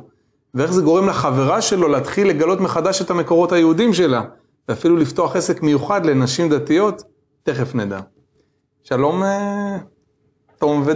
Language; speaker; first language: Hebrew; native; Hebrew